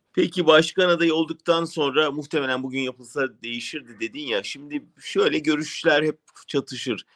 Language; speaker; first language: Turkish; native; Turkish